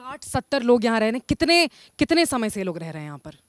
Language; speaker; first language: Hindi; native; Hindi